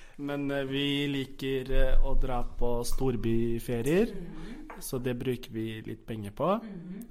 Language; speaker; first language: Norwegian; native; Norwegian